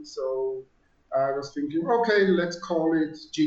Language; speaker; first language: English; non-native, fluent; Swiss German